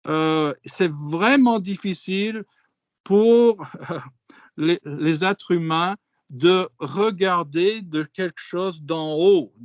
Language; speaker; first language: French; non-native, fluent; English